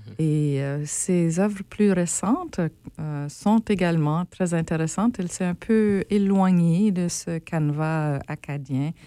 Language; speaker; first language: French; native; French